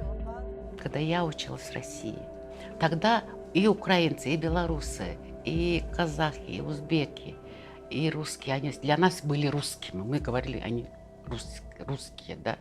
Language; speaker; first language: Russian; non-native, fluent; Mongolian